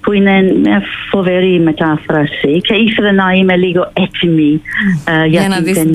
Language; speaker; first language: Greek; non-native, fluent; English